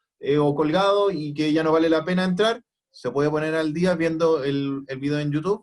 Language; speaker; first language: Spanish; native; Spanish